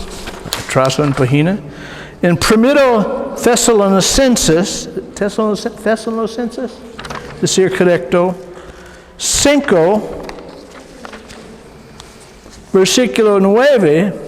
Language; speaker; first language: Spanish; non-native, learner; English